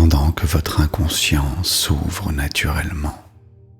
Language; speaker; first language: French; native; French